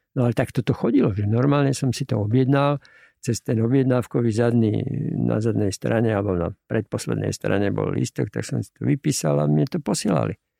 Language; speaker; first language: Slovak; native; Slovak